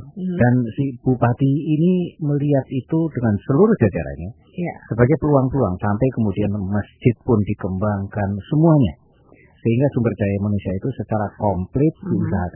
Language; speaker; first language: Indonesian; native; Indonesian